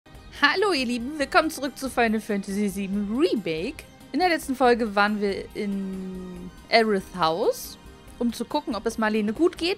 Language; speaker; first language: German; native; German